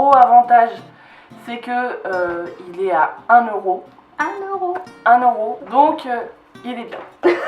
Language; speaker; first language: French; native; French